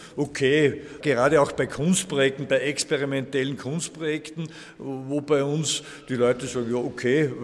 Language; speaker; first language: German; native; German